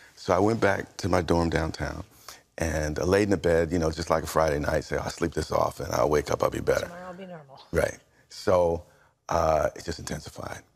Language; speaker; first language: English; native; English